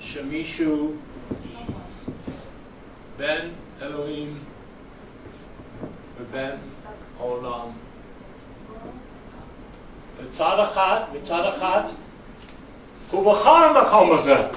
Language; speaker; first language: Hebrew; non-native, fluent; English